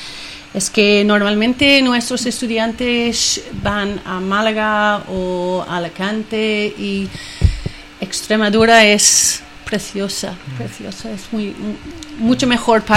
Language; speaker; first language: Spanish; non-native, fluent; English